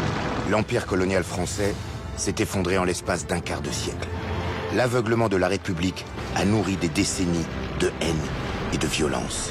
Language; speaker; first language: French; native; French